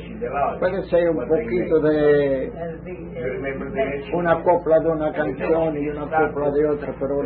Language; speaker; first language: Spanish; early bilingual, heritage; Ladino